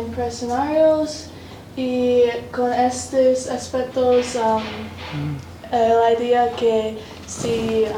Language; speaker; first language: Spanish; non-native, learner; English